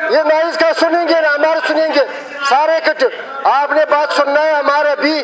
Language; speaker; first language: Urdu; non-native, local second language; Pashto